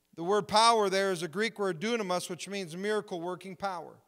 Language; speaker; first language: English; native; English